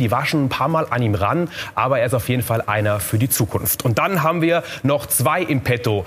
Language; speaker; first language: German; native; German